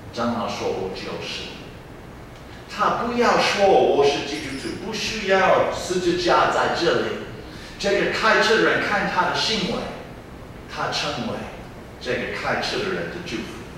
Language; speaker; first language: Chinese; non-native, fluent; English